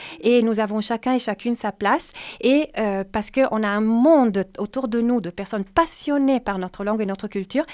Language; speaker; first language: French; non-native, fluent; Italian